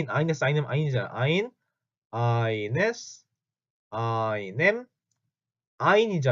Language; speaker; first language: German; non-native, fluent; Korean